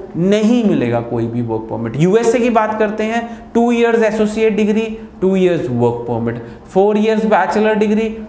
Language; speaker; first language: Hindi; non-native, local second language; Punjabi